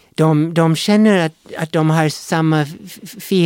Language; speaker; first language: Swedish; non-native, fluent; English